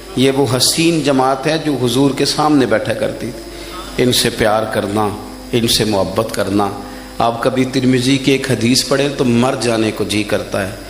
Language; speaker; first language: Urdu; non-native, local second language; Punjabi